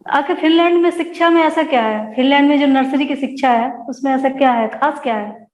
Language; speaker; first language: Hindi; native; Hindi